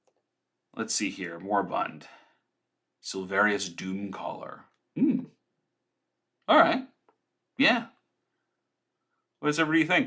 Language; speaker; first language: English; native; English